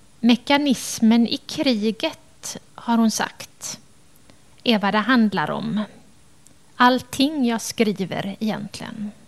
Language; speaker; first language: Swedish; native; Swedish